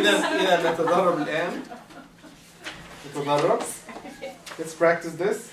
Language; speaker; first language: Arabic; non-native, fluent; English